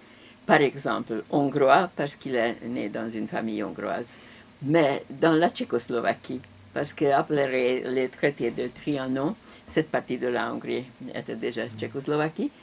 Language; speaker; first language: French; non-native, fluent; Hungarian